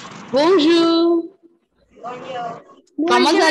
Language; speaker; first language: French; non-native, fluent; Malayalam